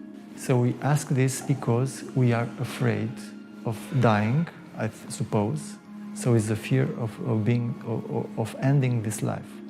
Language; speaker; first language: English; non-native, fluent; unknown